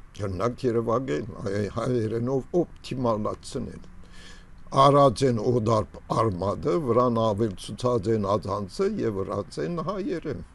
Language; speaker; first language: Armenian; early bilingual, heritage; Armenian